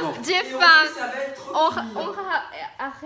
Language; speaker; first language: French; non-native, learner; Japanese